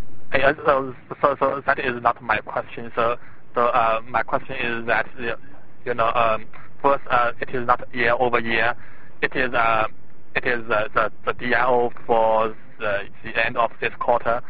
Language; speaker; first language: English; non-native, fluent; Chinese